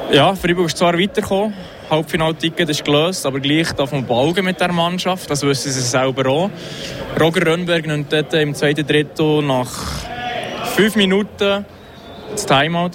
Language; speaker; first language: German; native; German